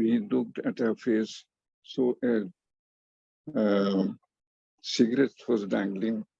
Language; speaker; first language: English; non-native, fluent; Hindi